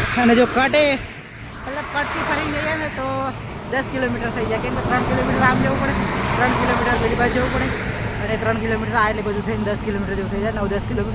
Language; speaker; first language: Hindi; non-native, local second language; Gujarati